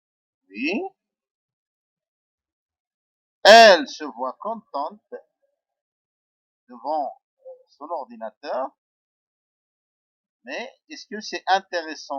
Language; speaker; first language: French; non-native, local second language; Arabic